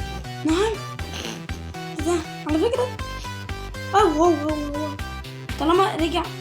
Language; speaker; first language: Arabic; native; Arabic